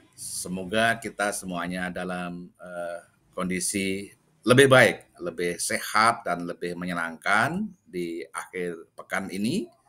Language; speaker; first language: Indonesian; native; Indonesian